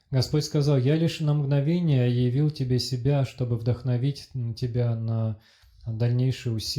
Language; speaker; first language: Russian; native; Russian